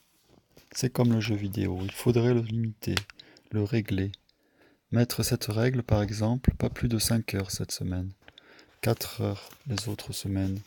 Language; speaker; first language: French; native; French